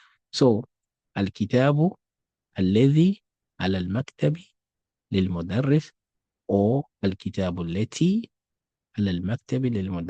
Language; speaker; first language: Arabic; non-native, fluent; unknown